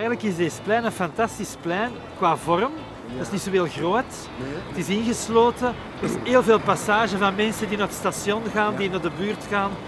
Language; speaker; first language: Dutch; native; Dutch